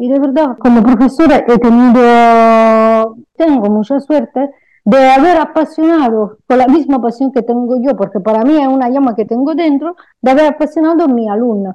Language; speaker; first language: Spanish; non-native, fluent; Italian